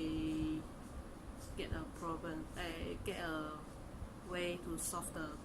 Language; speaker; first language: English; non-native, local second language; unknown